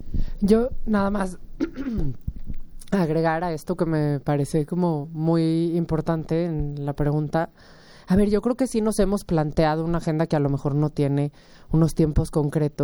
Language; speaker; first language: Spanish; native; Spanish